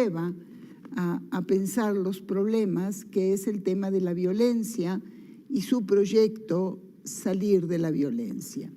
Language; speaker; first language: Spanish; native; Spanish